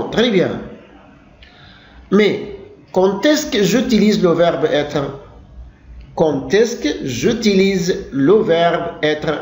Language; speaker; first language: French; non-native, local second language; Arabic